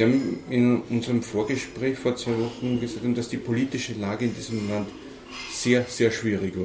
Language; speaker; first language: German; native; German